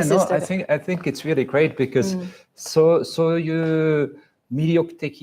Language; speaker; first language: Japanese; non-native, fluent; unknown